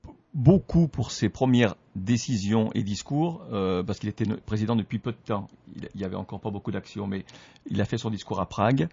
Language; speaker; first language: French; native; French